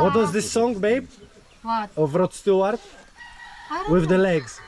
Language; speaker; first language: English; non-native, learner; Polish